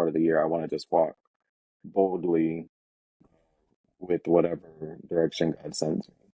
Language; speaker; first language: English; native; English